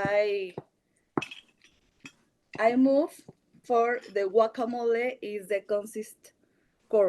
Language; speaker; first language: English; non-native, learner; Spanish